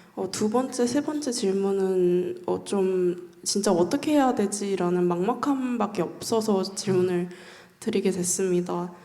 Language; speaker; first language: Korean; native; Korean